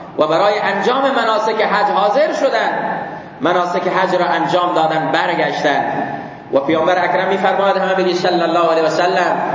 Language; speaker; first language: Persian; non-native, local second language; Baluchi